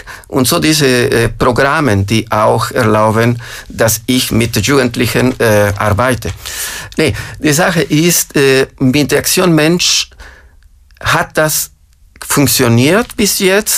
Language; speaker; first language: German; non-native, fluent; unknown